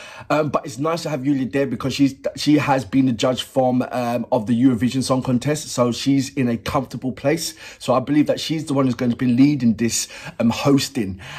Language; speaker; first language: English; native; English